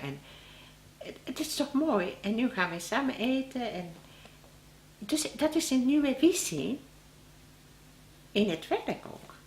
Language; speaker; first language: Dutch; non-native, learner; Spanish